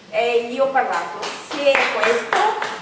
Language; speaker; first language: Italian; non-native, learner; Portuguese